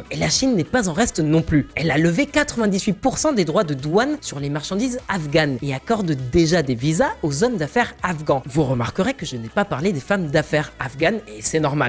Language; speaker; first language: French; native; French